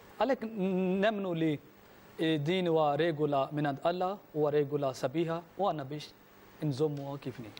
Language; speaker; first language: Maltese; non-native, fluent; Urdu